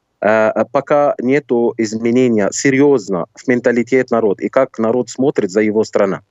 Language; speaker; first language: Russian; non-native, fluent; Arabic